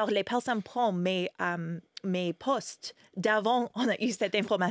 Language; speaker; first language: French; non-native, fluent; English